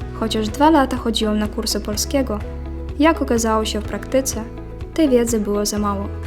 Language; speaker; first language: Polish; non-native, fluent; Ukrainian